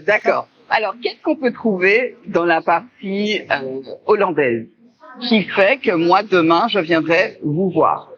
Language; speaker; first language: French; native; French